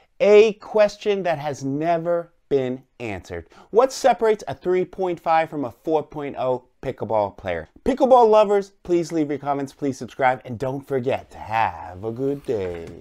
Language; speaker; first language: English; native; English